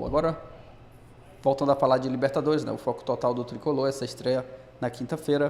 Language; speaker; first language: Portuguese; native; Portuguese